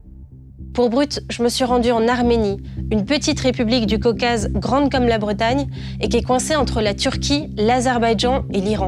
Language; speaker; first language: French; native; French